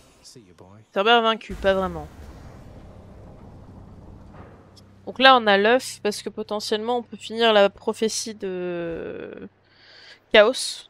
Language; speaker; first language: French; native; French